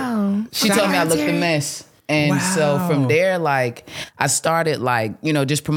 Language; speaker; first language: English; native; English